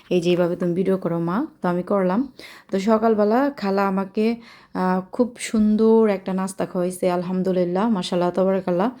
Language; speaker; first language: Bangla; early bilingual, heritage; Bangla